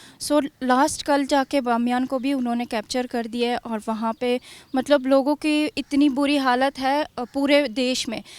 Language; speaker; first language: Hindi; non-native, fluent; Persian